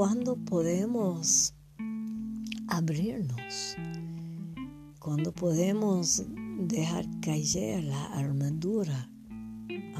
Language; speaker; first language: Spanish; non-native, fluent; English